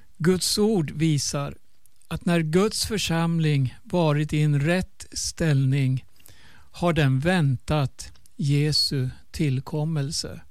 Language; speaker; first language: Swedish; native; Swedish